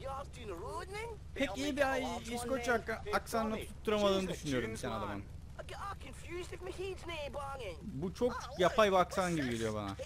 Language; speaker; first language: Turkish; native; Turkish